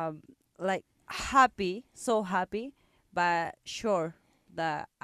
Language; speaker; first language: English; non-native, learner; Spanish